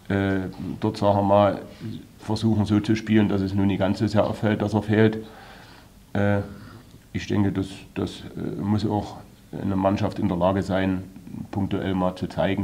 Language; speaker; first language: German; native; German